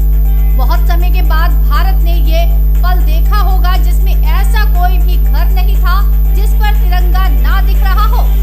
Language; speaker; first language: Hindi; native; Hindi